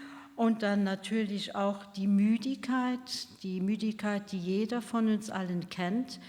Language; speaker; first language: German; non-native, local second language; Luxembourgish